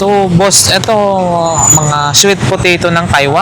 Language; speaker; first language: Filipino; native; Filipino